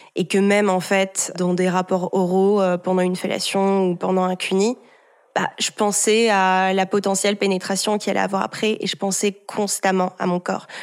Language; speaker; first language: French; early bilingual, heritage; French